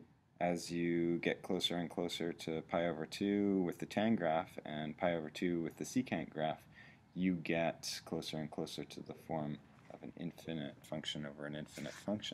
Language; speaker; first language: English; native; English